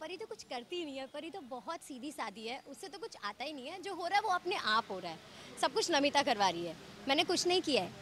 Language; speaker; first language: Hindi; native; Hindi